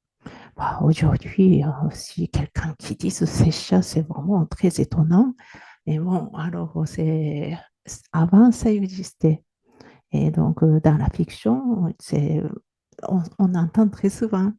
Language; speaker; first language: French; non-native, fluent; Japanese